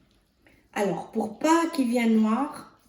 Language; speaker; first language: French; non-native, fluent; Arabic